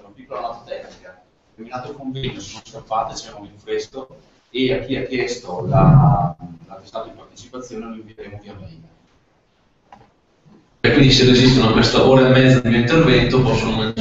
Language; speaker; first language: Italian; native; Italian